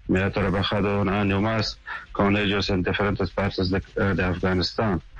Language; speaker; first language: Spanish; non-native, learner; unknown